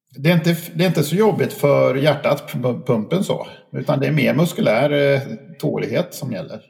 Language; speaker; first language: Swedish; native; Swedish